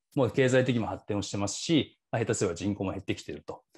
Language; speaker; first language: Japanese; native; Japanese